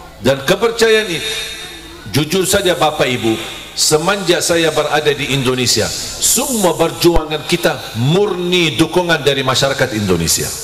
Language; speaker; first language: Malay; non-native, fluent; Arabic